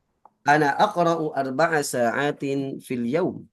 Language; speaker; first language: Arabic; non-native, fluent; Indonesian